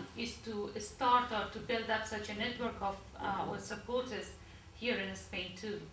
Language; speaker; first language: English; non-native, learner; Persian